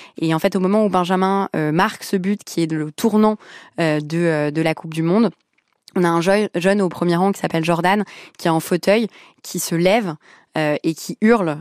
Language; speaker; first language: French; early bilingual, other home language; Arabic